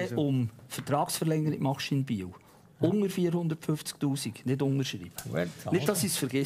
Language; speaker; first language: German; native; German